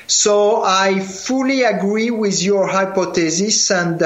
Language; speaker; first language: English; non-native, fluent; French